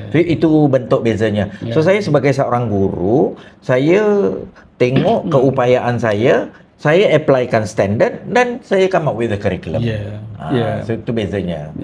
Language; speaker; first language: Malay; native; Malay